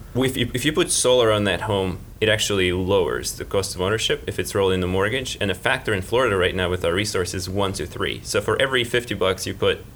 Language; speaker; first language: English; early bilingual, other home language; Russian